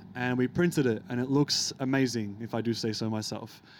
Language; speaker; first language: English; early bilingual, other home language; Arabic